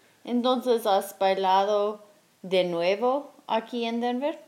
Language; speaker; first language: Spanish; non-native, learner; English